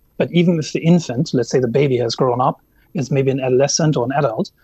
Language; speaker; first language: English; non-native, fluent; German